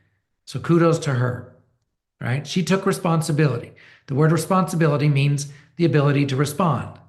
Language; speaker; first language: English; native; English